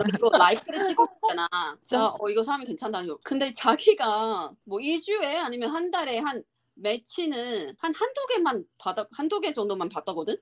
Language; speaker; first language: Korean; non-native, fluent; Chinese